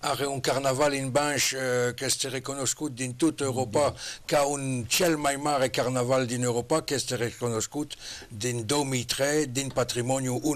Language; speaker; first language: Romanian; non-native, learner; French